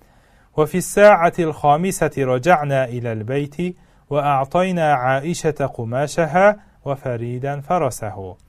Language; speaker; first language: Arabic; non-native, fluent; Uzbek